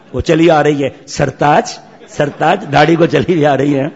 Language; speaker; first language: Urdu; non-native, local second language; Memoni